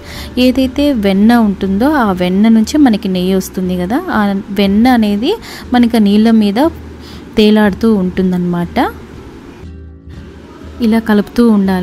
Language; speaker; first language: Telugu; native; Telugu